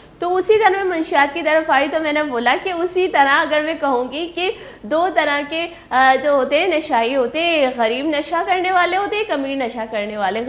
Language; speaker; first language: Urdu; non-native, local second language; Baluchi